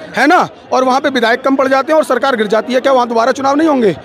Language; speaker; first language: Hindi; native; Hindi